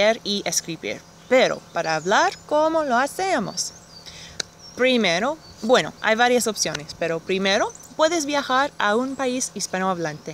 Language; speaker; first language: Spanish; non-native, fluent; English